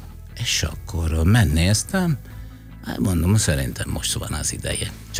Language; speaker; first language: Hungarian; non-native, fluent; Italian